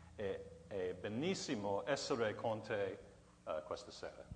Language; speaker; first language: Italian; non-native, learner; English